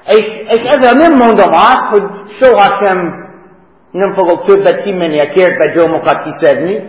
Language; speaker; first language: Hungarian; non-native, fluent; English